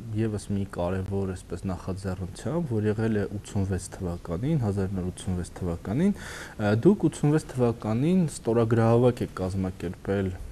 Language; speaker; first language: Armenian; native; Armenian